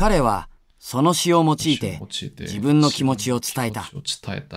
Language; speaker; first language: Japanese; non-native, learner; Korean